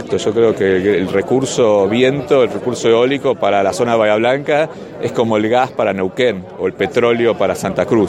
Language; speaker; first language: Spanish; native; Spanish